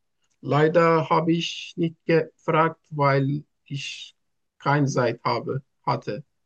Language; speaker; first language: German; non-native, learner; Turkish